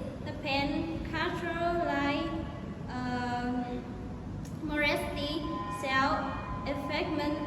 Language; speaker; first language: English; non-native, learner; Vietnamese